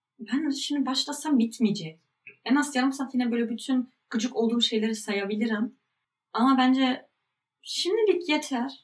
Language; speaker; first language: Turkish; early bilingual, heritage; Turkish